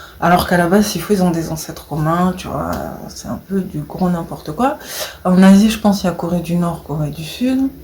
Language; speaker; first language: French; early bilingual, other home language; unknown